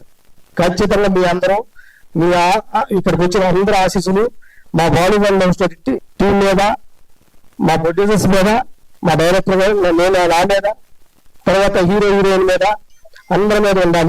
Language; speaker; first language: Telugu; native; Telugu